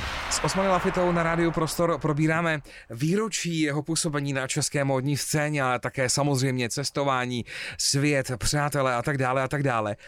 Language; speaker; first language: Czech; native; Czech